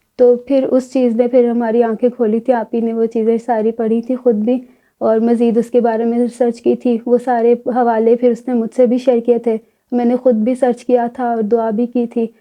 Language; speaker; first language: Urdu; native; Urdu